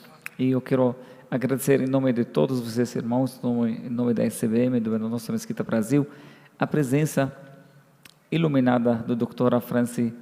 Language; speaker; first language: Portuguese; non-native, fluent; Arabic